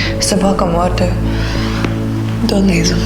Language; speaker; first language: Ukrainian; native; Ukrainian